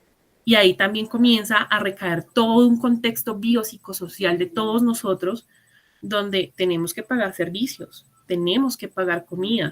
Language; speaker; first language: Spanish; native; Spanish